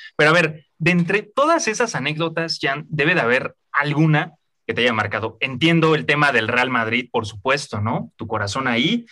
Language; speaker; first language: Spanish; native; Spanish